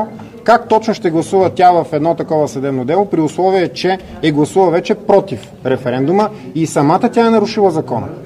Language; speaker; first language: Bulgarian; native; Bulgarian